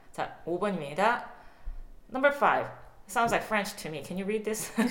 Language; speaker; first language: English; non-native, fluent; Korean